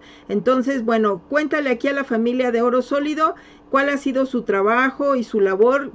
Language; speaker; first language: Spanish; native; Spanish